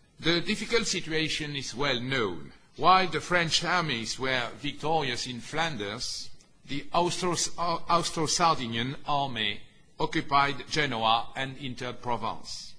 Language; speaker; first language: English; non-native, fluent; French